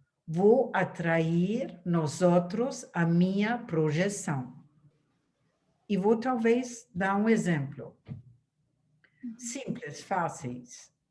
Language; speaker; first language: Portuguese; non-native, fluent; German